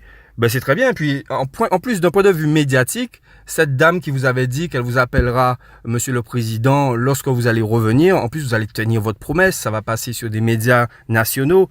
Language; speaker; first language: French; non-native, local second language; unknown